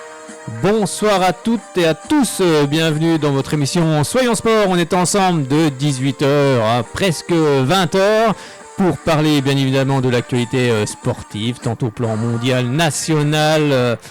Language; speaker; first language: French; native; French